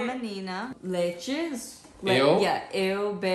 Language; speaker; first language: Portuguese; non-native, learner; English